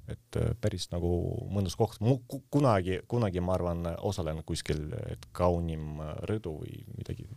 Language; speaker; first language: Estonian; non-native, local second language; Russian